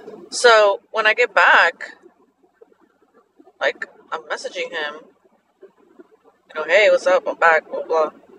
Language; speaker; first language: English; early bilingual, other home language; Spanish